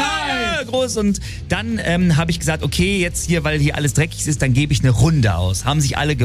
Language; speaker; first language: German; native; German